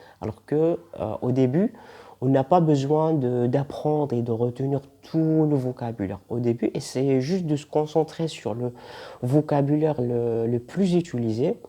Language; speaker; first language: French; non-native, local second language; Arabic